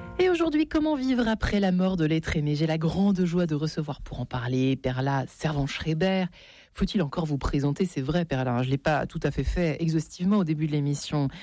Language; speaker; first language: French; native; French